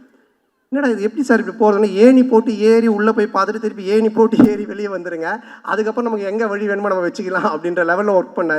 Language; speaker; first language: Tamil; native; Tamil